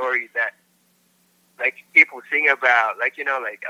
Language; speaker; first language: English; non-native, local second language; Filipino